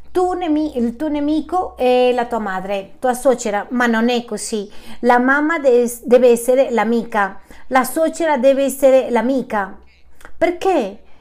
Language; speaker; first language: Italian; non-native, fluent; Spanish